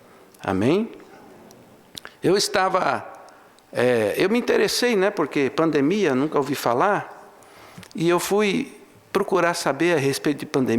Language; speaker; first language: Portuguese; native; Portuguese